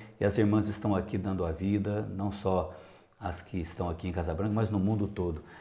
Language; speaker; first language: Portuguese; native; Portuguese